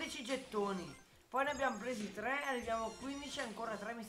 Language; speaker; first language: Italian; native; Italian